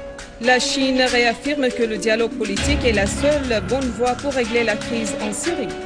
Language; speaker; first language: French; non-native, fluent; Arabic